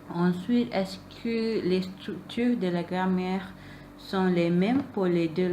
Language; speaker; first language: French; non-native, learner; Malay